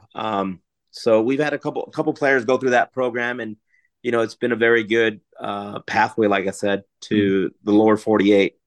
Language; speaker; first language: English; native; English